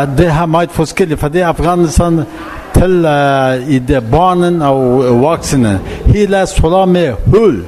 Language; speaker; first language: Danish; non-native, learner; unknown